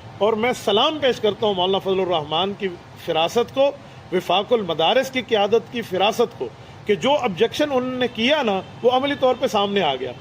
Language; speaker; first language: Urdu; non-native, local second language; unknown